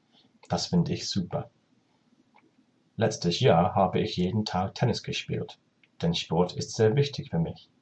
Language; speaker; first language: German; non-native, learner; English